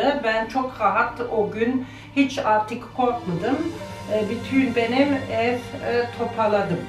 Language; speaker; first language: Turkish; non-native, learner; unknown